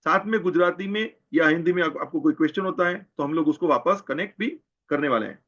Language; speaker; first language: Hindi; non-native, local second language; Gujarati